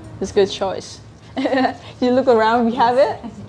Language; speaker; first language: English; non-native, learner; Thai